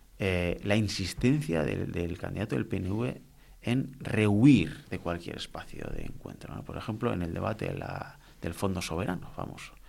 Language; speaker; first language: Spanish; non-native, local second language; Basque